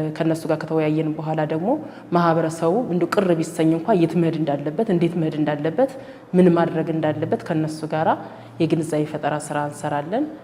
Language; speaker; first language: Amharic; native; Amharic